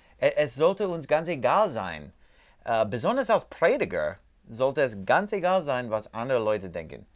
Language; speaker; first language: German; non-native, learner; English